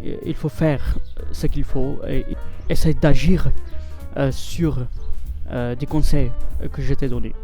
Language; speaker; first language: French; non-native, fluent; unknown